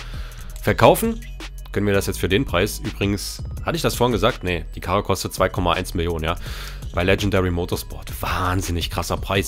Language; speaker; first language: German; native; German